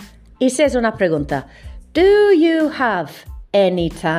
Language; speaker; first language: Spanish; non-native, fluent; English